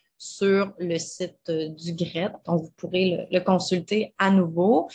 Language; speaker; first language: French; native; French